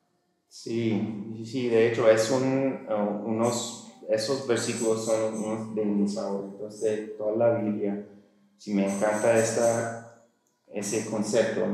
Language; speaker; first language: Spanish; non-native, fluent; English